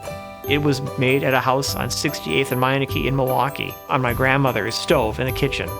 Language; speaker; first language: English; native; English